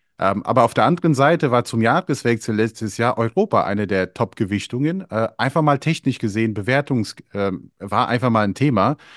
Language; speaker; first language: German; early bilingual, other home language; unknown